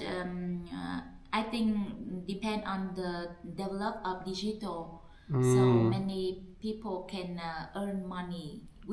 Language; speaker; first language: English; non-native, learner; Vietnamese